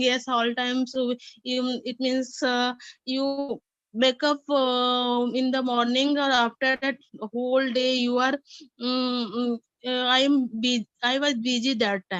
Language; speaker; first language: English; non-native, learner; Hindi